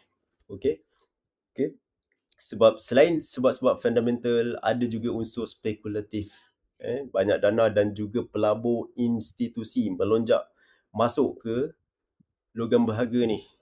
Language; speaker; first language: Malay; native; Malay